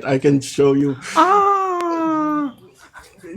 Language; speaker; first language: English; non-native, fluent; Dutch